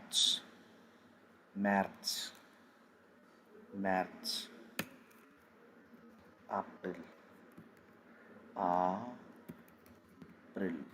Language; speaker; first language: German; non-native, fluent; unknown